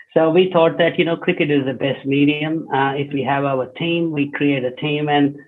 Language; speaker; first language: English; non-native, local second language; Hindi